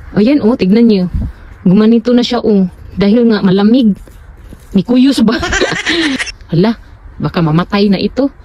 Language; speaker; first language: Filipino; non-native, local second language; Cebuano